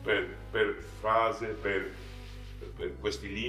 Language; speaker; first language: Italian; non-native, learner; Georgian